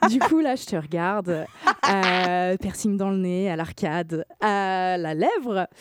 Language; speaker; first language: French; native; French